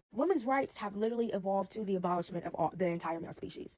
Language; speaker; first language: English; native; English